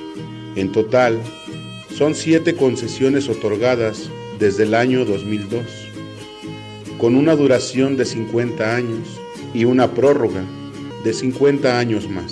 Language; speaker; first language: Spanish; native; Spanish